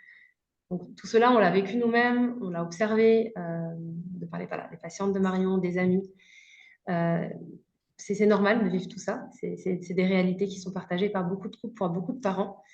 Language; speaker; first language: French; native; French